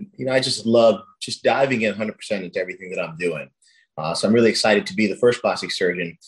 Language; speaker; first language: English; early bilingual, other home language; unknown